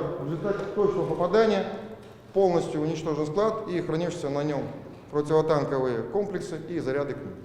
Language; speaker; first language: Russian; native; Russian